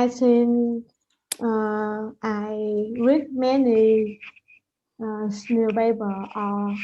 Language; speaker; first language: English; non-native, learner; Vietnamese